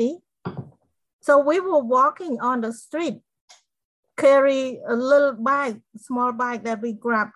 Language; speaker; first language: English; non-native, fluent; Khmer